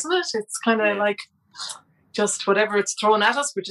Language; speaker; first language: English; native; English